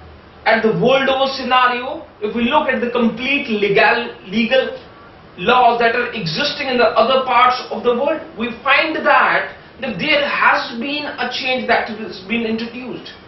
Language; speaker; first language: English; non-native, local second language; Hindi